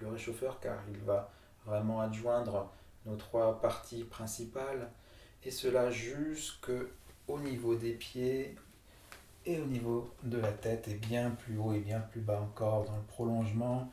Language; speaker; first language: French; native; French